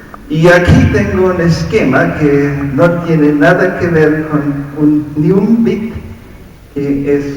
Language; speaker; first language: Spanish; non-native, fluent; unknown